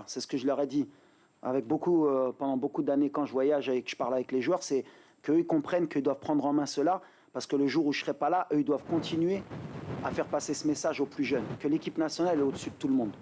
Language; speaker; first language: French; native; French